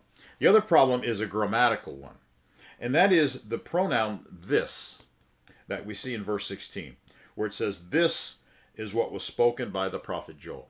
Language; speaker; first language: English; native; English